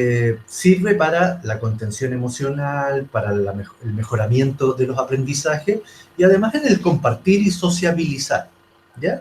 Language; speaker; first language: Spanish; native; Spanish